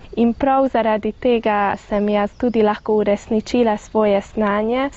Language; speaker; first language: Slovenian; non-native, local second language; Hungarian